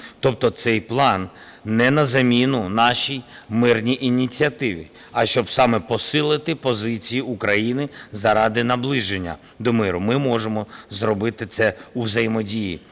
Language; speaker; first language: Ukrainian; non-native, local second language; Russian